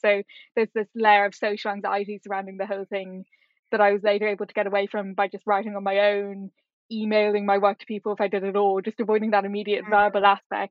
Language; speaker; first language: English; native; English